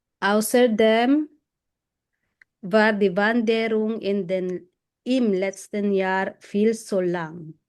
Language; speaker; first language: German; non-native, fluent; Filipino